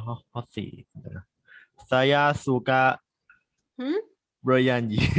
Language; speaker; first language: Indonesian; non-native, learner; Thai